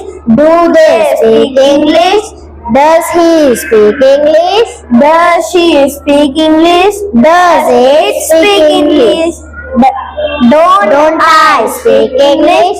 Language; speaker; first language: English; non-native, learner; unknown